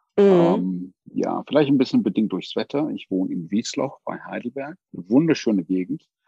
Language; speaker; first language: German; non-native, fluent; English